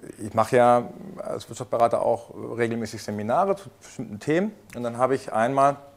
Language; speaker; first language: German; early bilingual, heritage; Spanish